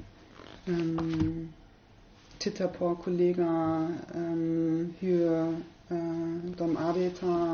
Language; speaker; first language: Swedish; non-native, learner; German